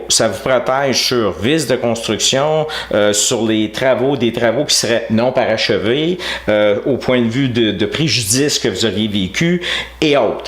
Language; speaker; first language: French; native; French